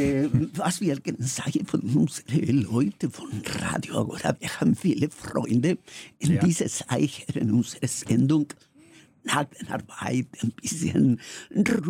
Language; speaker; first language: German; non-native, learner; Spanish